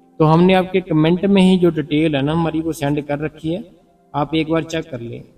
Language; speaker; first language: Hindi; non-native, local second language; Punjabi